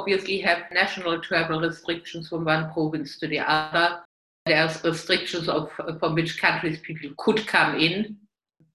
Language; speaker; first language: English; non-native, fluent; German